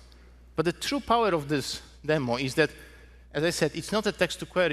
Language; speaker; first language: English; non-native, fluent; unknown